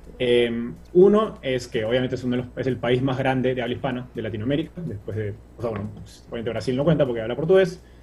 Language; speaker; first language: Spanish; native; Spanish